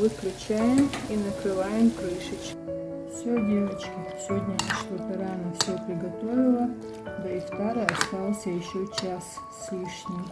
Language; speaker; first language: Russian; non-native, local second language; Chechen